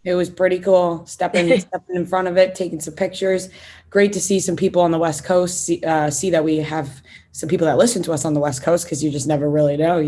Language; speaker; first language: English; native; English